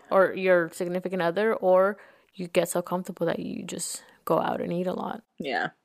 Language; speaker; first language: English; early bilingual, other home language; Spanish